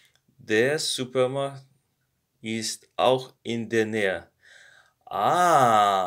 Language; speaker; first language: German; non-native, learner; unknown